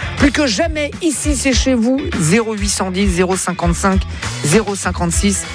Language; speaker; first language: French; native; French